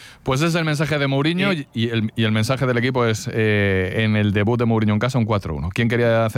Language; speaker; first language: Spanish; native; Spanish